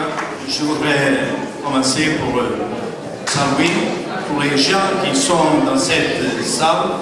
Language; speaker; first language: French; non-native, fluent; Portuguese